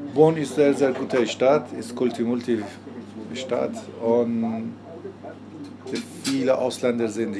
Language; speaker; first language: German; non-native, learner; Persian